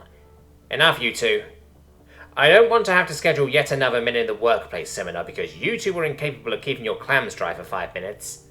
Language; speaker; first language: English; native; English